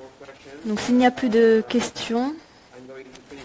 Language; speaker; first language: French; native; French